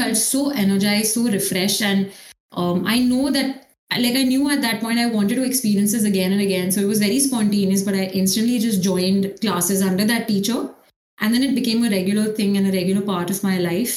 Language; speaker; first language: English; non-native, local second language; Hindi